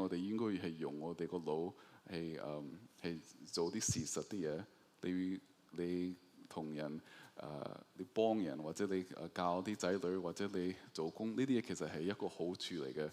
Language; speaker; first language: Cantonese; early bilingual, heritage; Cantonese